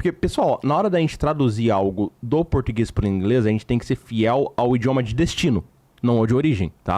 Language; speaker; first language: Portuguese; native; Portuguese